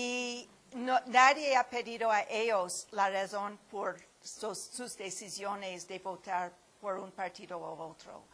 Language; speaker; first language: Spanish; non-native, fluent; English